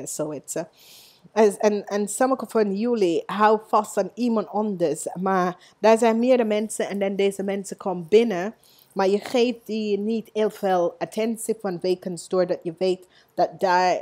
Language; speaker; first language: Dutch; non-native, learner; English